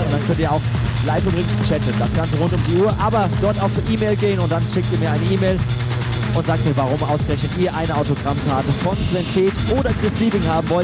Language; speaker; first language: German; native; German